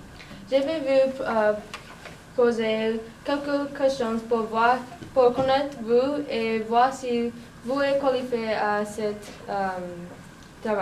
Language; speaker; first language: French; non-native, learner; English